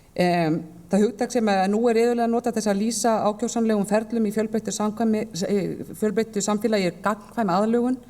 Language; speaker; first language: Icelandic; native; Icelandic